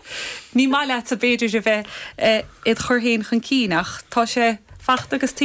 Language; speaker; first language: Irish; native; Irish